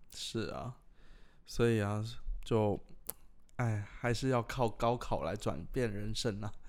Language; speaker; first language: Chinese; early bilingual, heritage; Chinese